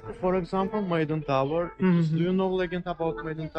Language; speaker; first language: English; non-native, learner; Azerbaijani